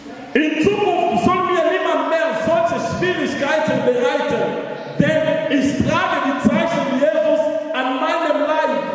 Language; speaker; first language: German; non-native, learner; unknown